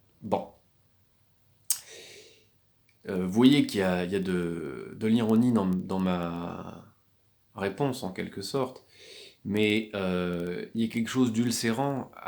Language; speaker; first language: French; native; French